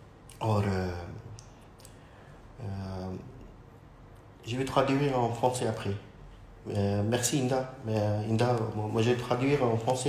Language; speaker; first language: French; non-native, fluent; Urdu